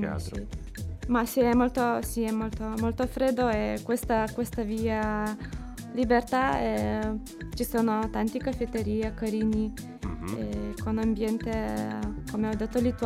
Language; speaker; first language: Italian; non-native, learner; Lithuanian